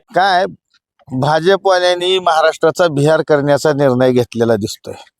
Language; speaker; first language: Marathi; native; Marathi